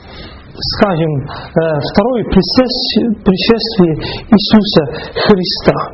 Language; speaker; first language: Russian; non-native, fluent; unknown